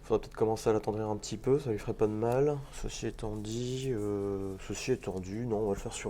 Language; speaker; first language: French; native; French